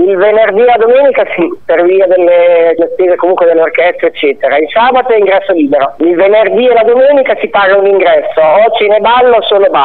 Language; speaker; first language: Italian; native; Italian